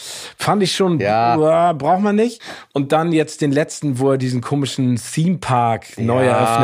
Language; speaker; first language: German; native; German